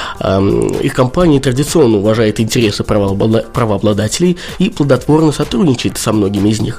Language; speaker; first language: Russian; native; Russian